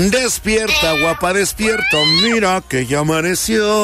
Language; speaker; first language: Spanish; native; Spanish